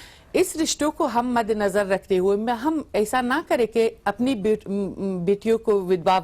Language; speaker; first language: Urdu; non-native, learner; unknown